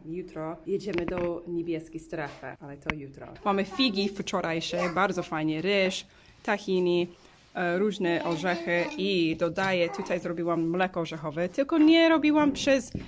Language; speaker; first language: Polish; non-native, learner; English